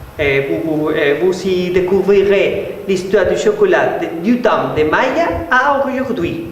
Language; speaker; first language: French; non-native, learner; Spanish